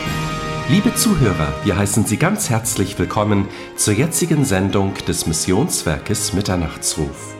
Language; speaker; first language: German; native; German